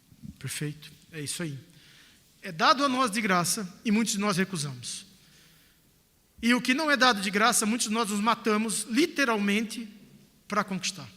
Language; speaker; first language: Portuguese; native; Portuguese